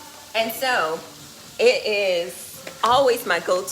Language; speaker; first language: English; native; English